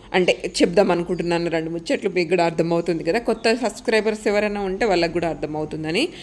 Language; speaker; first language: Telugu; non-native, local second language; Lambadi